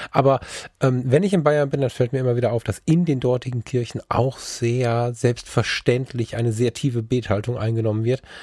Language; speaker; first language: German; early bilingual, other home language; Turkish